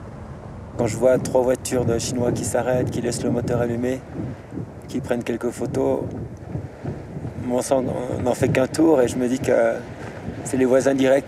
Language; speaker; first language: French; native; French